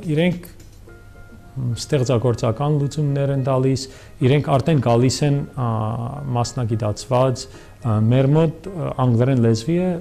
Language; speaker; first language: Armenian; early bilingual, heritage; Armenian